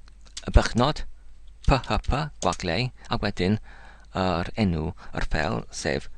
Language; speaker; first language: Welsh; non-native, learner; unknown